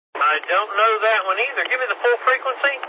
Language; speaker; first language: English; native; English